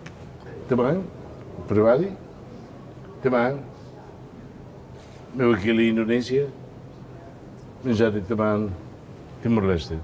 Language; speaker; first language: Indonesian; non-native, fluent; Tetum